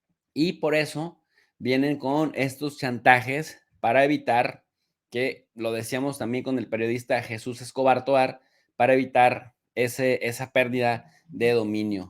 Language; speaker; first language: Spanish; native; Spanish